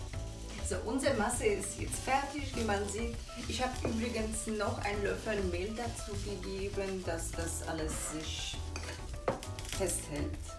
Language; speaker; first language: German; non-native, fluent; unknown